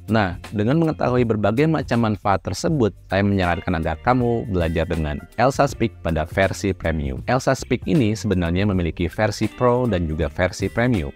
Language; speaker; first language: Indonesian; native; Indonesian